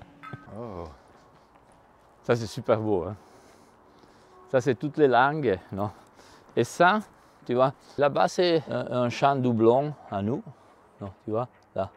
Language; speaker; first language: French; non-native, fluent; Italian